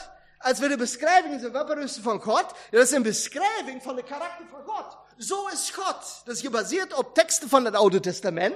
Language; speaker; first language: Dutch; non-native, learner; German